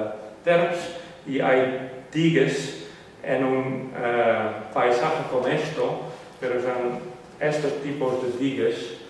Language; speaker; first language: Spanish; non-native, learner; Western Frisian